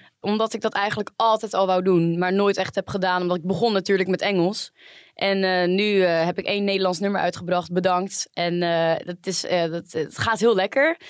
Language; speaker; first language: Dutch; early bilingual, other home language; Greek